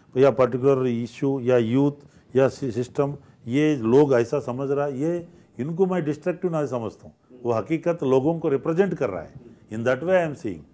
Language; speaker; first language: Hindi; non-native, local second language; Telugu